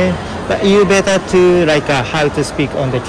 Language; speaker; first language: English; non-native, learner; Japanese